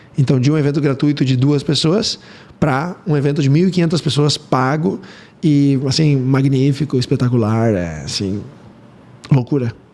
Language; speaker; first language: Portuguese; early bilingual, heritage; Portuguese